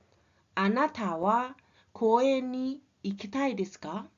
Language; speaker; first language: Japanese; non-native, fluent; Chinese